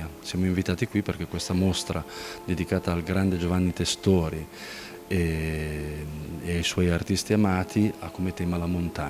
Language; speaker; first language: Italian; native; Italian